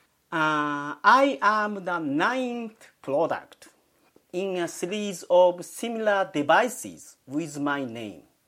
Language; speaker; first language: English; non-native, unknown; Japanese